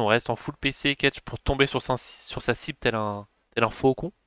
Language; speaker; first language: French; native; French